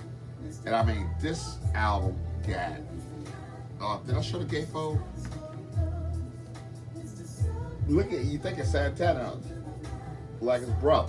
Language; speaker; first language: English; native; English